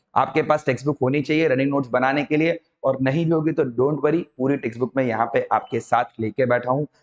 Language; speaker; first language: Hindi; native; Hindi